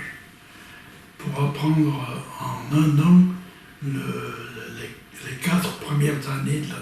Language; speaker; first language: French; native; French